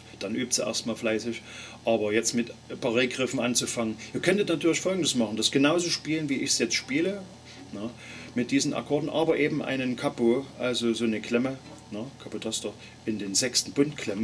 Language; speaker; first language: German; native; German